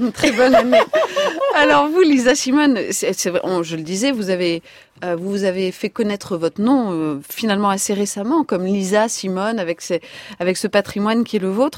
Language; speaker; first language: French; native; French